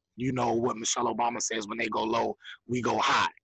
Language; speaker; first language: English; native; English